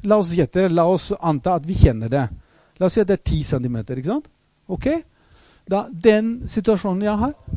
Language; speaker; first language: Norwegian; non-native, fluent; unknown